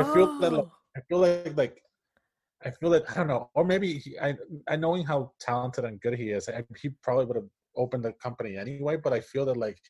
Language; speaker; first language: English; non-native, fluent; Spanish